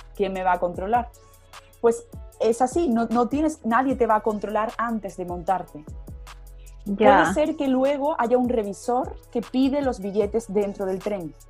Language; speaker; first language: Spanish; native; Spanish